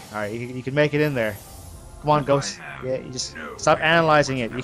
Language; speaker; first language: English; native; English